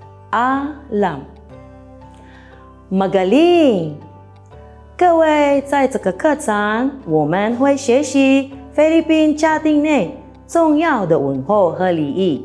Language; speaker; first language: Chinese; non-native, fluent; Filipino